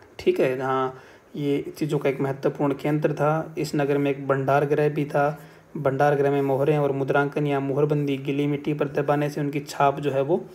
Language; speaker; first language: Hindi; native; Hindi